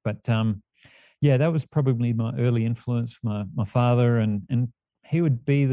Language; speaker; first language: English; native; English